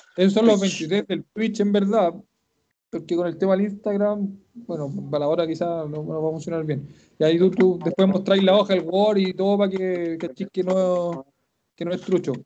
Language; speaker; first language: Spanish; native; Spanish